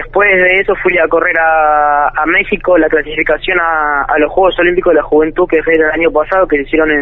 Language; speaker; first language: Spanish; native; Spanish